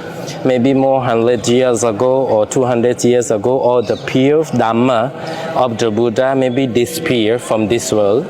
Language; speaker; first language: English; non-native, fluent; Lao